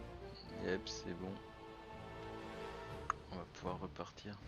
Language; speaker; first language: French; native; French